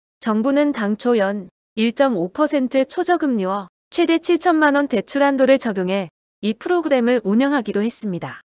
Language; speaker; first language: Korean; native; Korean